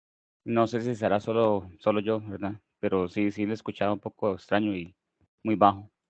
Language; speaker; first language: Spanish; native; Spanish